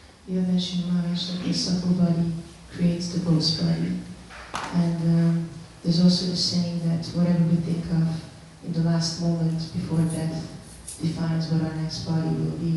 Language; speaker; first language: English; non-native, fluent; Hungarian